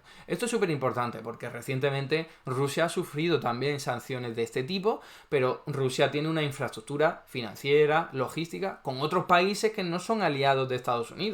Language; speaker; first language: Spanish; native; Spanish